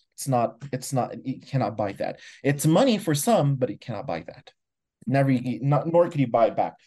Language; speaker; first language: English; non-native, local second language; Filipino